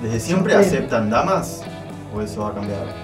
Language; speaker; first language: Spanish; native; Spanish